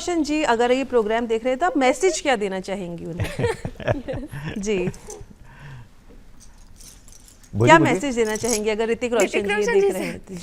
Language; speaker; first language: Hindi; native; Hindi